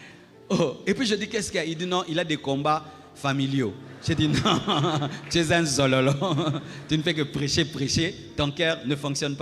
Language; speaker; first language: French; non-native, local second language; Lingala